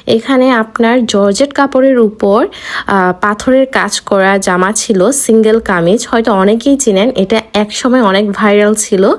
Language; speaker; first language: Bangla; native; Bangla